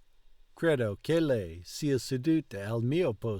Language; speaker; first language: Italian; non-native, learner; English